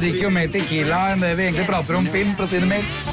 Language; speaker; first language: Norwegian; native; Norwegian